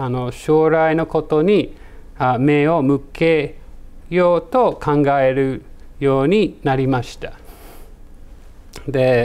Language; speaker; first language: Japanese; non-native, learner; English